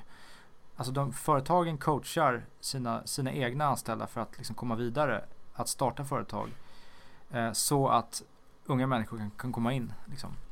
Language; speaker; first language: Swedish; native; Swedish